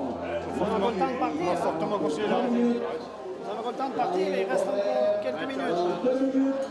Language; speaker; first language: French; native; French